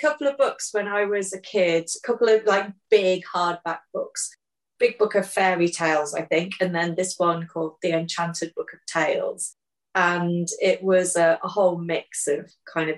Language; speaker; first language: English; native; English